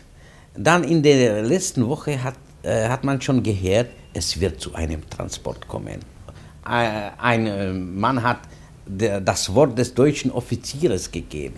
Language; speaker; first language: German; non-native, fluent; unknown